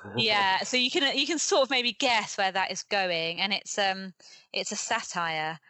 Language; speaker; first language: English; native; English